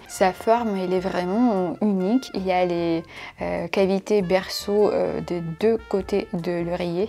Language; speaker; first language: French; non-native, fluent; Russian